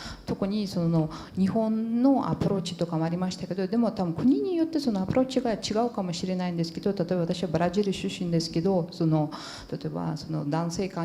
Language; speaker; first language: Japanese; non-native, fluent; Portuguese